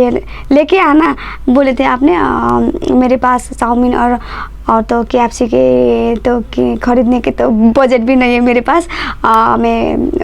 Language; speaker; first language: Hindi; non-native, learner; Nepali